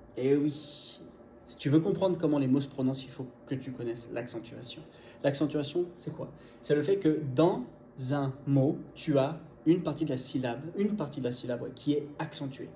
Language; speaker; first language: French; native; French